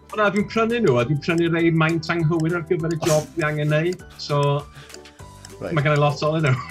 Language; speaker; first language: Welsh; native; Welsh